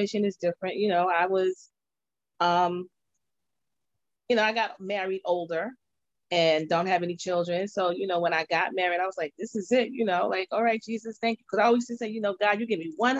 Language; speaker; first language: English; native; English